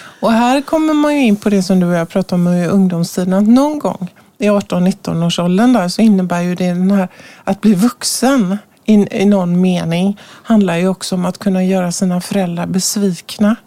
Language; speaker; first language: Swedish; native; Swedish